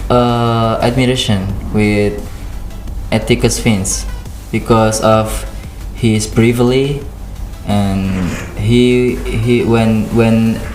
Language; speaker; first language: English; non-native, learner; Indonesian